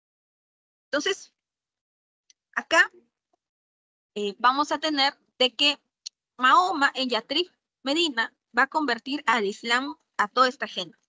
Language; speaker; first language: Spanish; native; Spanish